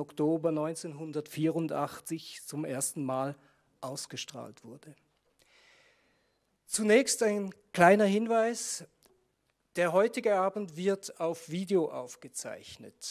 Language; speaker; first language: German; native; German